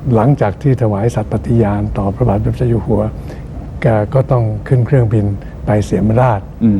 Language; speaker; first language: Thai; native; Thai